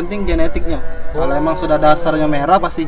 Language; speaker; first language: Indonesian; native; Indonesian